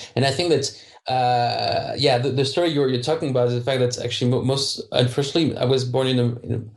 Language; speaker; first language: English; non-native, fluent; French